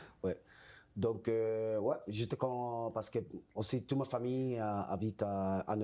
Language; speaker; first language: French; non-native, fluent; Spanish